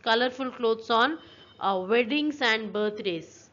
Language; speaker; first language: English; non-native, local second language; Telugu